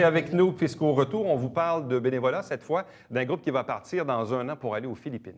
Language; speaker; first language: French; native; French